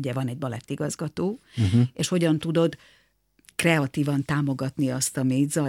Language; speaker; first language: Hungarian; native; Hungarian